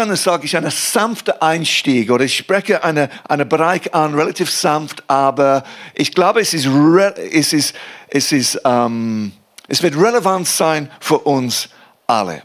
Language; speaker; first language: German; non-native, fluent; English